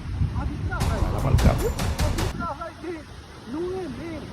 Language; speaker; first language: Portuguese; non-native, learner; Haitian Creole